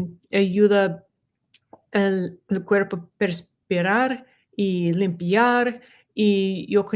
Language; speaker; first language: Spanish; non-native, learner; English